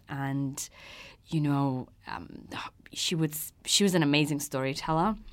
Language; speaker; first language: English; early bilingual, other home language; Persian